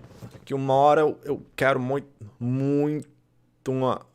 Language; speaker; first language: Portuguese; non-native, learner; English